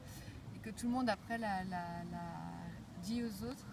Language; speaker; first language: French; native; French